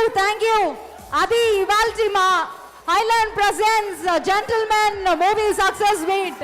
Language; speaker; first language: Telugu; native; Telugu